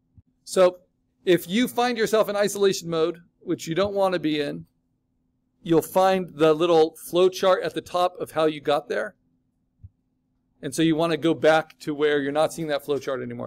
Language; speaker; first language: English; native; English